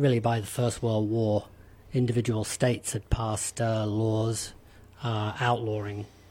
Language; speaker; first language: English; native; English